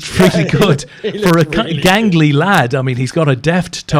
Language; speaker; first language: English; native; English